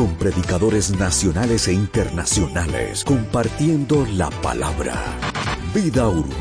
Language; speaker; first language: Spanish; native; Spanish